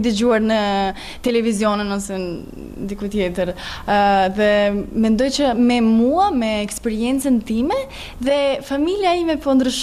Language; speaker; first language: Albanian; non-native, learner; Serbian